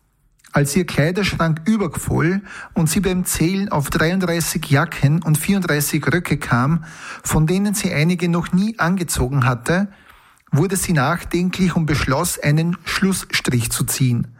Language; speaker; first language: German; native; German